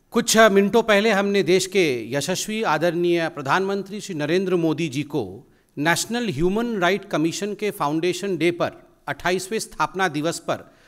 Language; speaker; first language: Hindi; native; Hindi